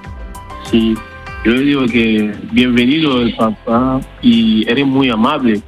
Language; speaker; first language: Spanish; non-native, learner; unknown